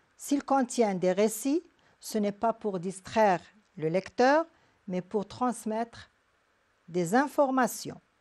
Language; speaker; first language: French; non-native, local second language; Arabic